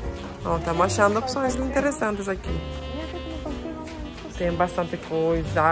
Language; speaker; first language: Portuguese; non-native, fluent; Spanish